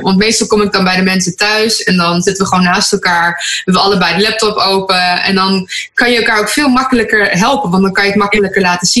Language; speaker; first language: Dutch; native; Dutch